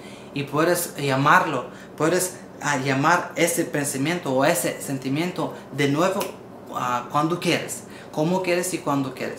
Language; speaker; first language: Spanish; non-native, learner; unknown